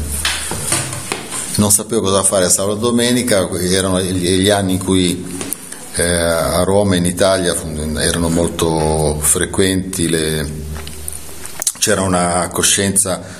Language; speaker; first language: Italian; native; Italian